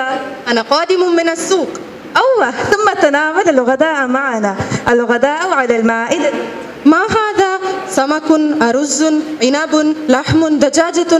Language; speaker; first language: Arabic; non-native, learner; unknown